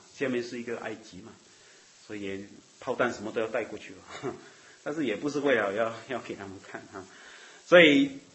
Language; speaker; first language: Chinese; native; Chinese